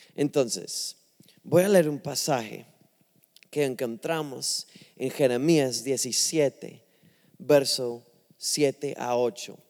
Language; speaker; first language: Spanish; non-native, fluent; English